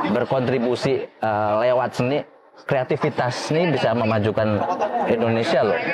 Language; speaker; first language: Indonesian; native; Indonesian